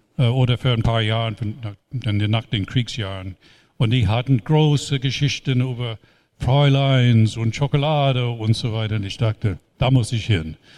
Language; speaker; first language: German; non-native, fluent; English